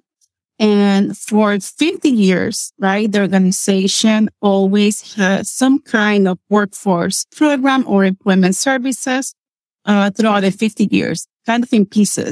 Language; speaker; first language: English; non-native, fluent; Spanish